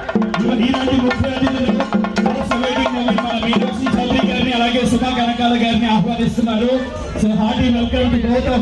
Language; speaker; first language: Telugu; native; Telugu